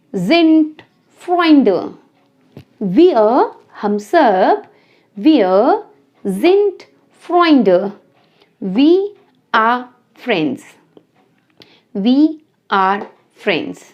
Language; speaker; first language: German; non-native, fluent; Hindi